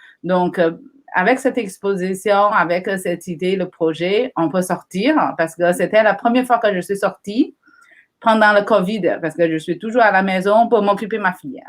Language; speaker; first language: French; non-native, fluent; Chinese